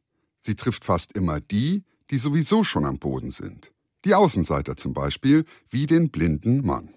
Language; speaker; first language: German; native; German